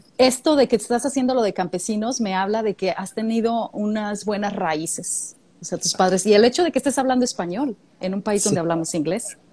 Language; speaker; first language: Spanish; native; Spanish